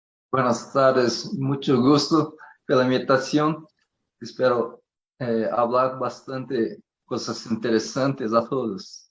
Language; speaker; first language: Spanish; non-native, learner; Portuguese